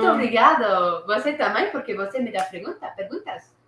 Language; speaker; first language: Portuguese; non-native, learner; French